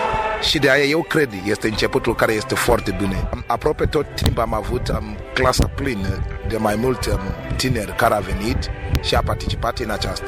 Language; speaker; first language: Romanian; non-native, learner; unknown